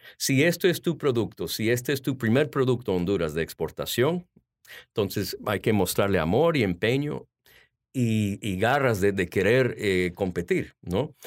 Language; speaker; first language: Spanish; early bilingual, heritage; Spanish